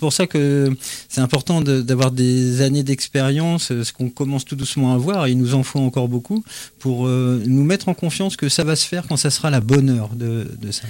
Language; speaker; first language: French; native; French